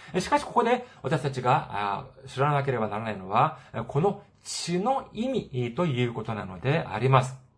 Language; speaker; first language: Japanese; non-native, fluent; Korean